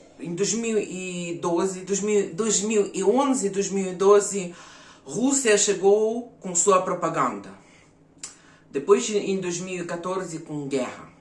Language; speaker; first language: Portuguese; early bilingual, other home language; Ukrainian